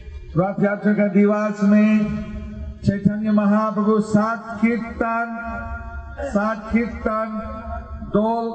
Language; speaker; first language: Hindi; non-native, learner; English